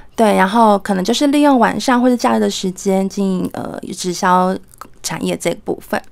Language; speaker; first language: Chinese; native; Chinese